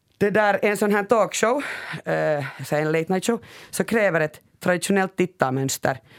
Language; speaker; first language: Swedish; native; Swedish